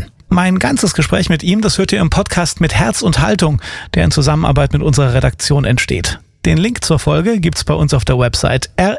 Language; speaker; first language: German; native; German